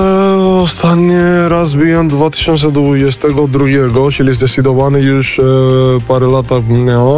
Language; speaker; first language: Polish; non-native, fluent; Spanish